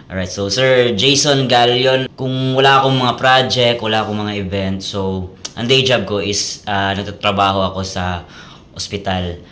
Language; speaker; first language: Filipino; non-native, local second language; Cebuano